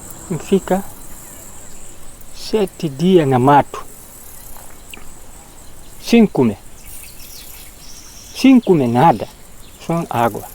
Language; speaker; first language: Portuguese; non-native, learner; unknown